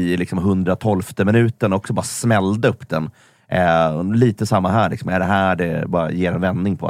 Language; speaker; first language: Swedish; native; Swedish